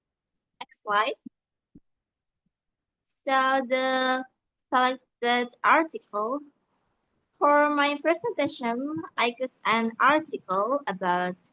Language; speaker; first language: English; non-native, learner; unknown